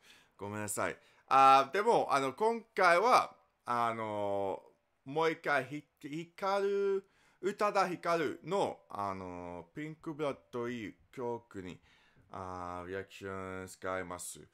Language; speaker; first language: Japanese; non-native, learner; English